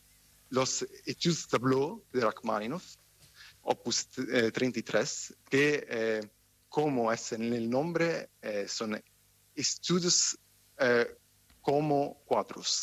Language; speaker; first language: Spanish; non-native, fluent; Italian